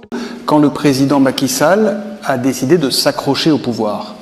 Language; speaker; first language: French; native; French